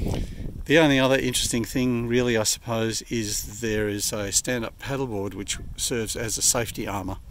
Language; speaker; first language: English; native; English